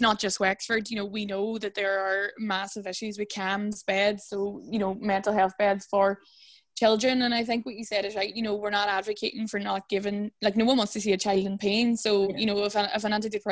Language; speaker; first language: English; native; English